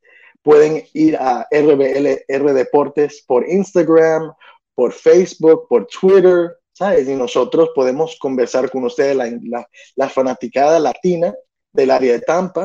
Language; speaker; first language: Spanish; early bilingual, other home language; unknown